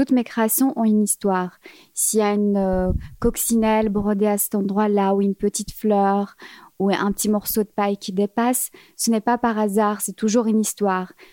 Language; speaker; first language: French; early bilingual, other home language; Arabic